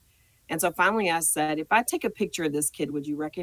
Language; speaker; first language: English; native; English